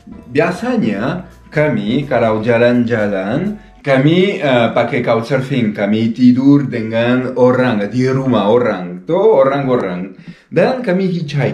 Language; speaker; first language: Indonesian; non-native, learner; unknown